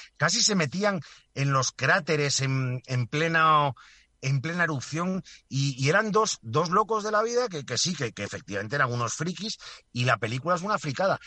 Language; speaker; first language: Spanish; native; Spanish